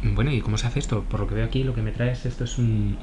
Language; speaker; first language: Spanish; native; Spanish